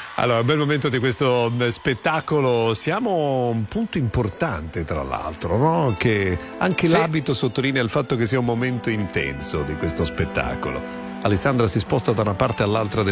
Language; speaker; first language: Italian; native; Italian